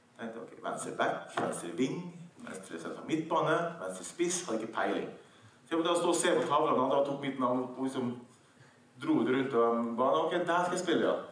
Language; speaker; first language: Norwegian; native; Norwegian